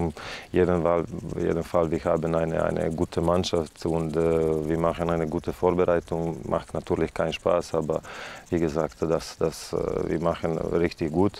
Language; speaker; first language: German; non-native, fluent; Serbian